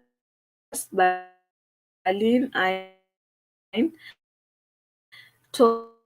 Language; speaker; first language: German; non-native, learner; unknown